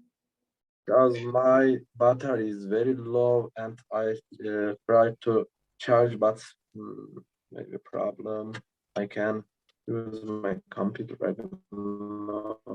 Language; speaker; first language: English; non-native, learner; Turkish